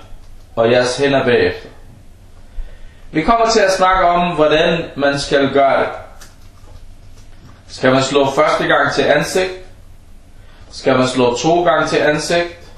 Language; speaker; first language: Danish; non-native, fluent; Arabic